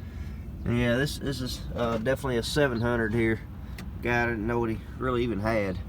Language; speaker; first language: English; native; English